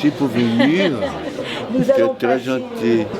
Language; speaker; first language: French; non-native, learner; Portuguese